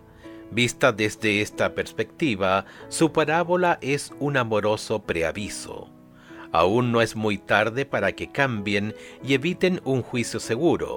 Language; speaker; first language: Spanish; native; Spanish